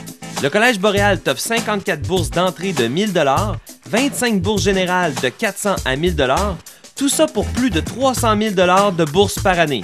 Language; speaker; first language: French; native; French